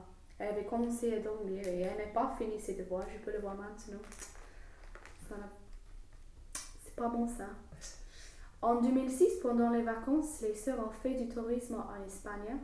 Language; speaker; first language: French; non-native, learner; English